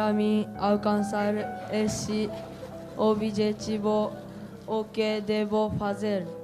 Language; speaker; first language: Portuguese; non-native, learner; Japanese